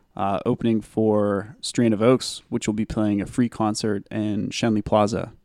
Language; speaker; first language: English; native; English